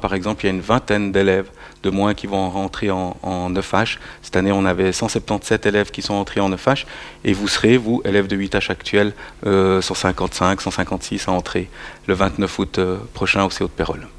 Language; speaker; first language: French; native; French